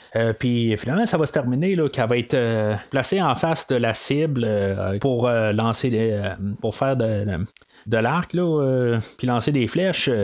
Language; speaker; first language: French; native; French